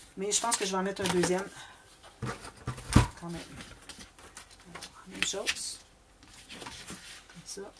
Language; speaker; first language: French; native; French